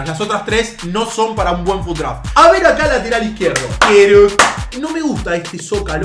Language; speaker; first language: Spanish; native; Spanish